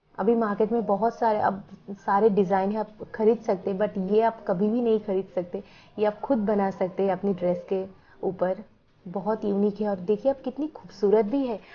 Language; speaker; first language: Hindi; non-native, local second language; Bangla